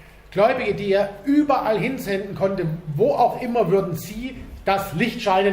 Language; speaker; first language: German; native; German